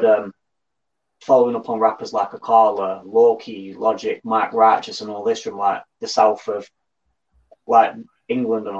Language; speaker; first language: English; native; English